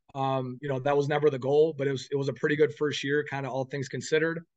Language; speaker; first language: English; native; English